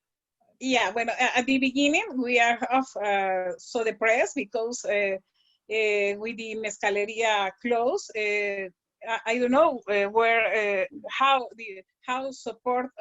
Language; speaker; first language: English; non-native, learner; Spanish